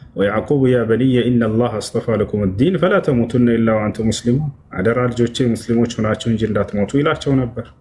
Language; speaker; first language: Amharic; native; Amharic